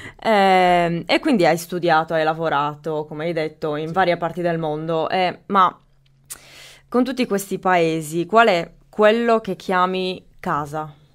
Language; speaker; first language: Italian; early bilingual, other home language; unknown